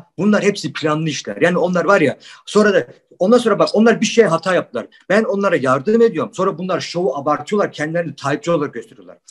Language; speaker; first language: Turkish; early bilingual, heritage; Turkish